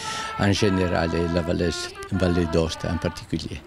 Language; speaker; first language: French; non-native, local second language; Italian